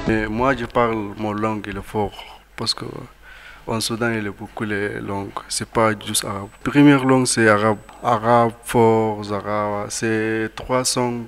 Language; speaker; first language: French; non-native, learner; Arabic